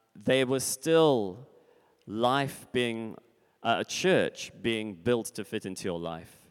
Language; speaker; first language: English; native; English